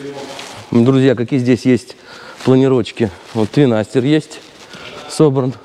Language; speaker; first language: Russian; native; Russian